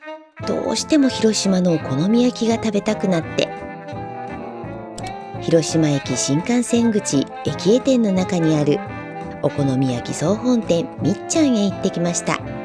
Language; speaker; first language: Japanese; native; Japanese